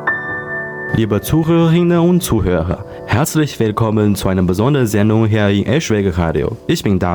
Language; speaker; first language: German; non-native, learner; Chinese